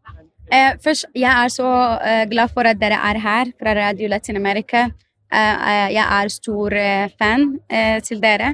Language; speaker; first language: Norwegian; non-native, fluent; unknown